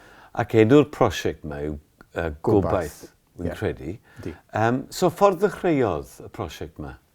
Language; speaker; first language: Welsh; native; Welsh